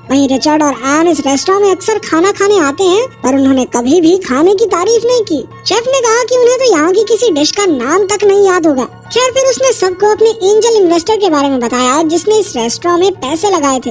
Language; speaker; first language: Hindi; native; Hindi